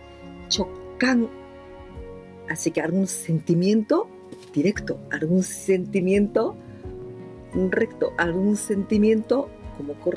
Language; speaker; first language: Spanish; non-native, fluent; Japanese